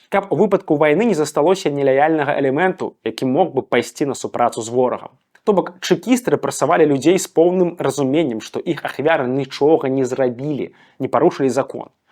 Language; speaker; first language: Belarusian; native; Belarusian